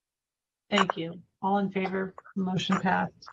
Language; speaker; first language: English; native; English